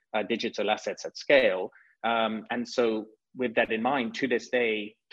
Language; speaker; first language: English; non-native, fluent; French